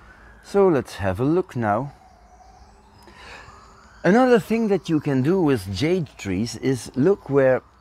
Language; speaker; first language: English; non-native, fluent; Dutch